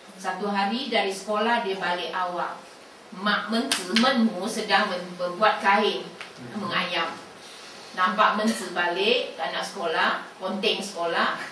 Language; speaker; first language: Malay; non-native, local second language; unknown